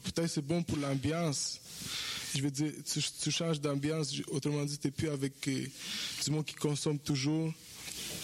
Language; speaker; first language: French; non-native, fluent; Romanian